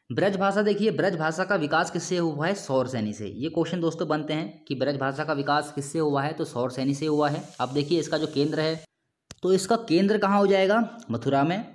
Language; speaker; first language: Hindi; native; Hindi